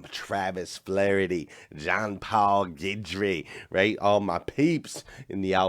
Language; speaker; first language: English; native; English